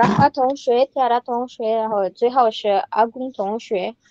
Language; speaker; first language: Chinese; non-native, fluent; Indonesian